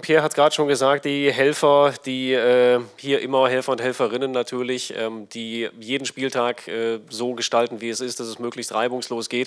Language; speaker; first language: German; native; German